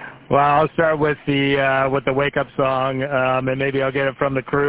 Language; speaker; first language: English; native; English